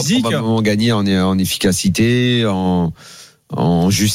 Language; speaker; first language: French; native; French